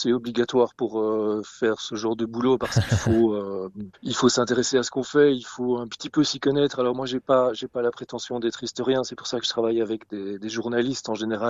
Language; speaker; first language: French; native; French